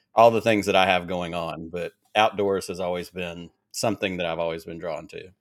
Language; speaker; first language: English; native; English